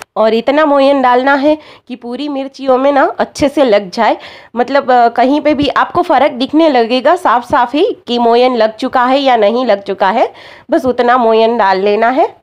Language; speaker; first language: Hindi; non-native, local second language; Gujarati